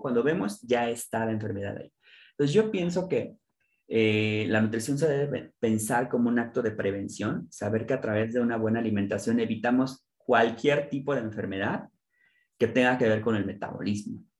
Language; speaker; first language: Spanish; native; Spanish